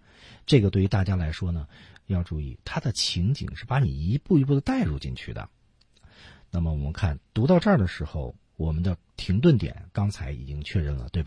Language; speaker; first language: Chinese; native; Chinese